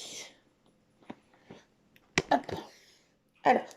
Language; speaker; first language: French; native; French